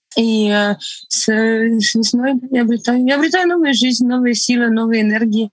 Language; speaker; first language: Russian; non-native, fluent; Estonian